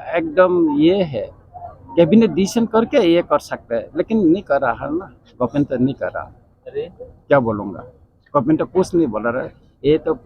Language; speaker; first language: Hindi; non-native, local second language; Kok Borok